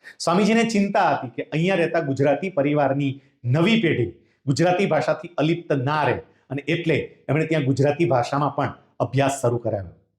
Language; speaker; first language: Gujarati; native; Gujarati